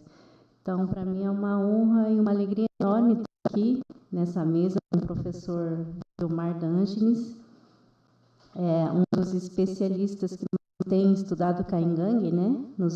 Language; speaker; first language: Portuguese; non-native, local second language; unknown